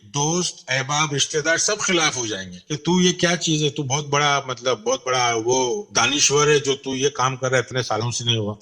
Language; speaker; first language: Urdu; non-native, local second language; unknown